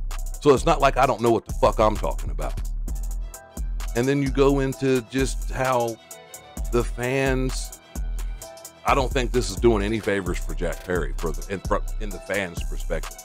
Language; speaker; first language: English; native; English